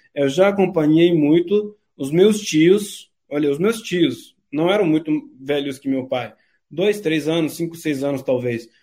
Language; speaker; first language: Portuguese; non-native, fluent; Turkish